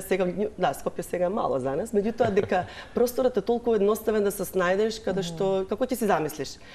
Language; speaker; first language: Macedonian; native; Macedonian